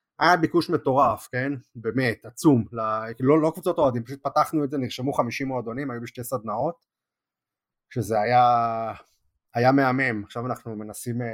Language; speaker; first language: Hebrew; native; Hebrew